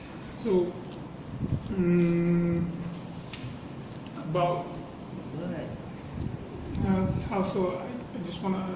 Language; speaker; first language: English; non-native, local second language; Malay